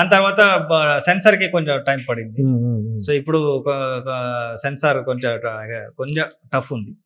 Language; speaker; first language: Telugu; non-native, learner; Kannada